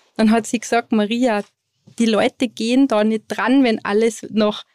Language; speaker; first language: German; native; German